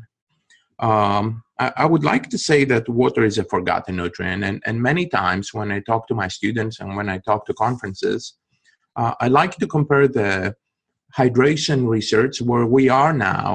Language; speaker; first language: English; non-native, fluent; Greek